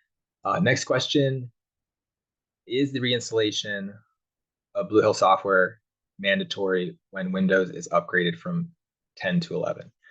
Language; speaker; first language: English; native; English